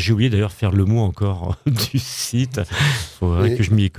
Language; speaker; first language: French; native; French